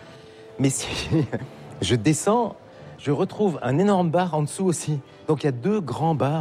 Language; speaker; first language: French; native; French